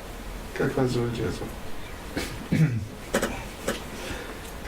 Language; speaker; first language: Russian; non-native, learner; English